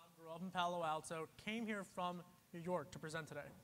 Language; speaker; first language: English; native; English